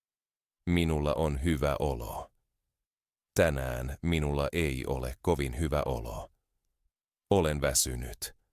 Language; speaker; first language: Finnish; non-native, fluent; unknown